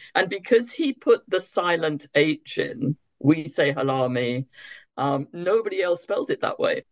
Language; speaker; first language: English; native; English